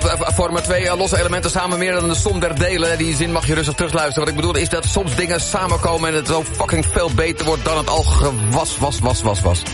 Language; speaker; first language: Dutch; native; Dutch